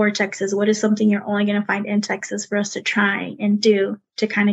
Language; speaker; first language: English; early bilingual, other home language; Spanish